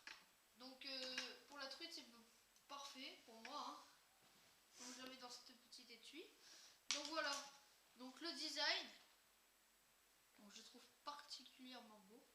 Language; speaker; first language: French; native; French